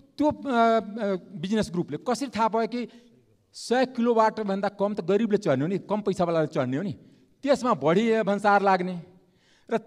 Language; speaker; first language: Nepali; non-native, local second language; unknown